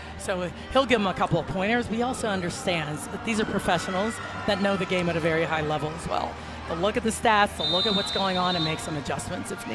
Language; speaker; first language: English; native; English